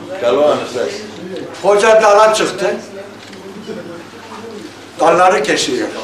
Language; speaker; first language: Turkish; early bilingual, heritage; Turkish